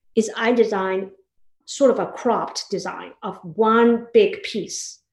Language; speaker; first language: English; non-native, fluent; Chinese